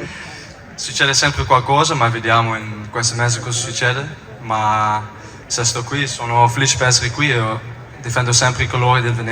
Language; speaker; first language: Italian; non-native, fluent; Dutch